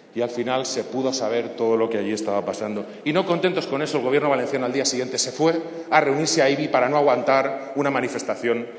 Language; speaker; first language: Spanish; non-native, local second language; Catalan